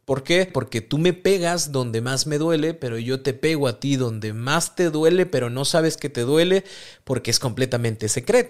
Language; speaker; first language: Spanish; native; Spanish